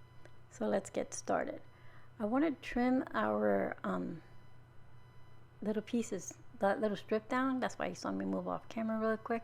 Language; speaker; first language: English; native; English